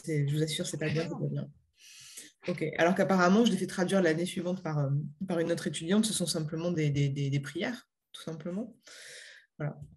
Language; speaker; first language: French; native; French